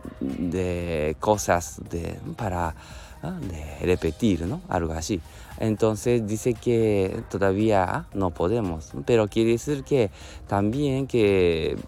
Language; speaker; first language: Spanish; non-native, learner; Japanese